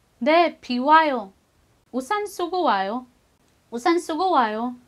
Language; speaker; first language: Korean; non-native, fluent; Filipino